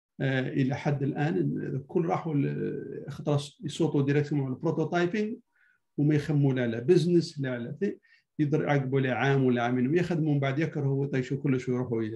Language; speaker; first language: Arabic; native; Arabic